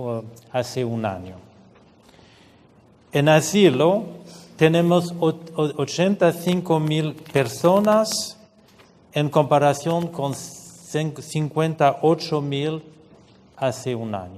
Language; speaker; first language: Spanish; non-native, fluent; French